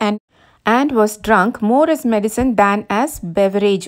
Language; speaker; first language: English; non-native, local second language; Tamil